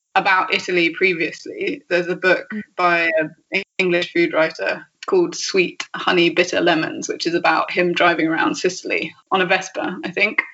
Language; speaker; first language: English; native; English